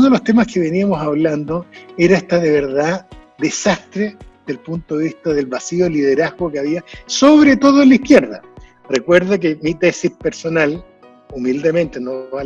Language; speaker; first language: Spanish; native; Spanish